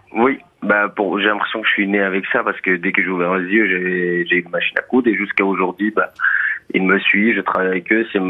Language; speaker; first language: French; non-native, fluent; Persian